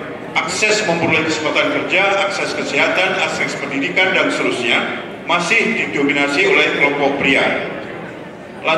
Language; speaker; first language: Indonesian; native; Indonesian